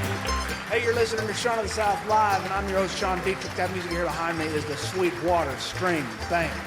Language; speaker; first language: English; native; English